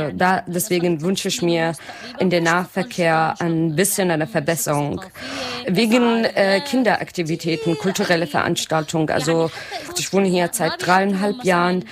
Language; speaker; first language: German; non-native, learner; Arabic